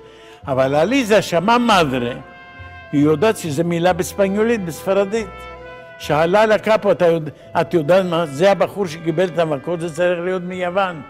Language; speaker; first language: Hebrew; non-native, fluent; Ladino